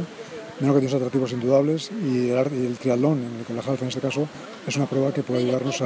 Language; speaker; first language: Spanish; native; Spanish